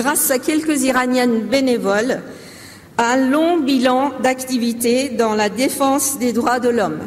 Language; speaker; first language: French; non-native, fluent; Persian